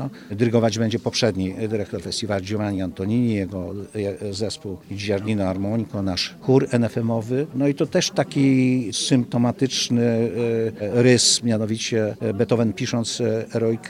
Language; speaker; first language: Polish; native; Polish